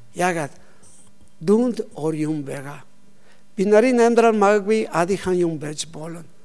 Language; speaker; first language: Mongolian; non-native, learner; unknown